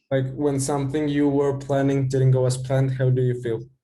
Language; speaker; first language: English; non-native, fluent; Spanish